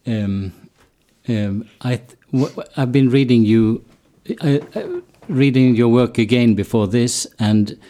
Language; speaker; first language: English; non-native, fluent; Swedish